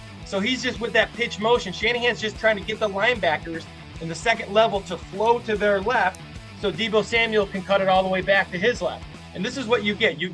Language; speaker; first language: English; native; English